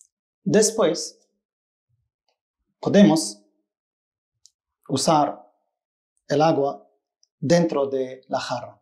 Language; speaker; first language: Spanish; non-native, fluent; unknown